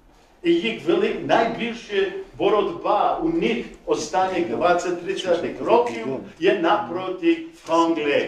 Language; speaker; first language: Ukrainian; non-native, learner; English